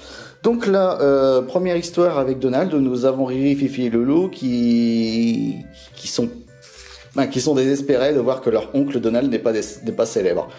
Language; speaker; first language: French; native; French